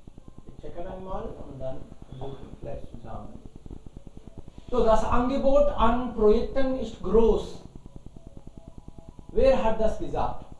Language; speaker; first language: German; non-native, fluent; Hindi